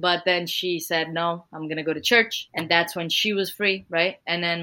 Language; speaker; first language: English; early bilingual, other home language; Portuguese